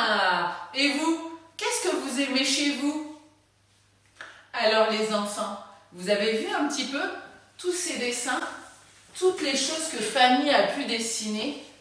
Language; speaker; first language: French; native; French